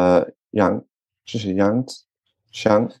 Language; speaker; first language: Chinese; non-native, learner; French